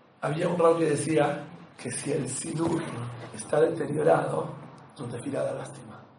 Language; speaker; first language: Spanish; native; Spanish